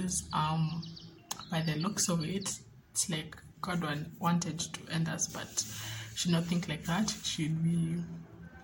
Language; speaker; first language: English; non-native, local second language; Swahili